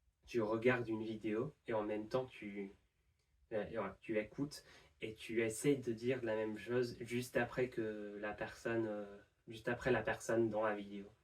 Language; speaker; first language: French; non-native, fluent; English